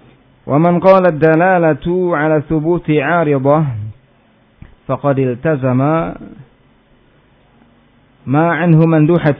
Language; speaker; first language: Arabic; non-native, fluent; Indonesian